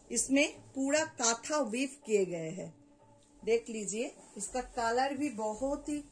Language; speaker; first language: Hindi; non-native, local second language; Bangla